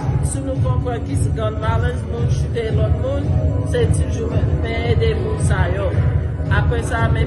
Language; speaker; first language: Haitian Creole; early bilingual, heritage; Haitian Creole